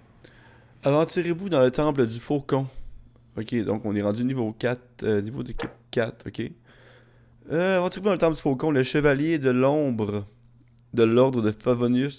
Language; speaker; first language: French; native; French